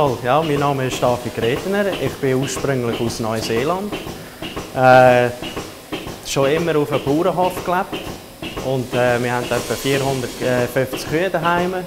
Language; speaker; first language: German; early bilingual, heritage; German